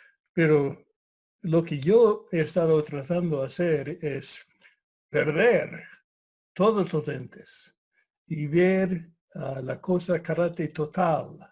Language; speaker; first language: Spanish; non-native, fluent; English